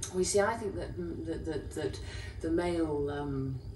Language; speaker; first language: English; native; English